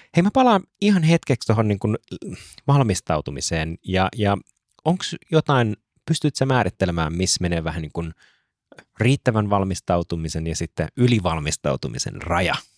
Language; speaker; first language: Finnish; native; Finnish